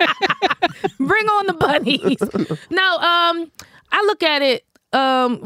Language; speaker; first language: English; native; English